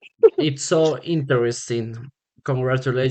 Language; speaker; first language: English; non-native, learner; Spanish